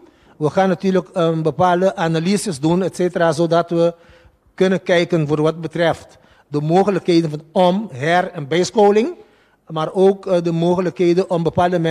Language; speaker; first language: Dutch; non-native, local second language; Papiamento